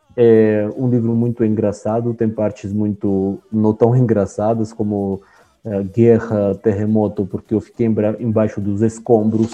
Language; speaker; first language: Portuguese; non-native, fluent; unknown